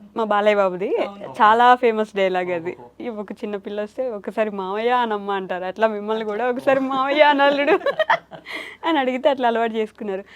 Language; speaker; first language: Telugu; native; Telugu